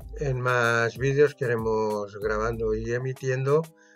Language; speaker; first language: Spanish; native; Spanish